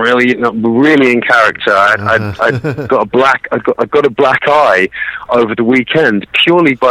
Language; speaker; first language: English; native; English